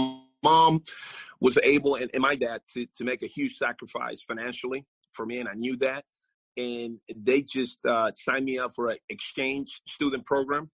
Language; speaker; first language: English; non-native, fluent; Spanish